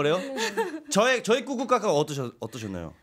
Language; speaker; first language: Korean; native; Korean